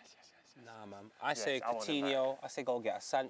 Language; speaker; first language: English; native; English